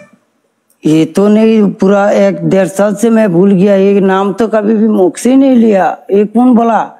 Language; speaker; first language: Hindi; non-native, learner; Bangla